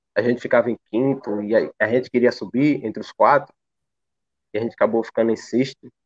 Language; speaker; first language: Portuguese; native; Portuguese